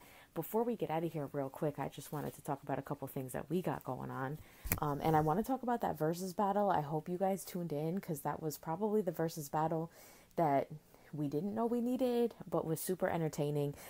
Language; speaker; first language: English; native; English